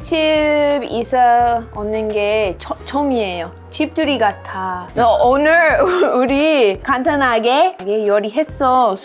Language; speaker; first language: Korean; non-native, learner; English